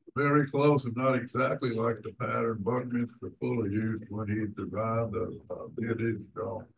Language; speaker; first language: English; native; English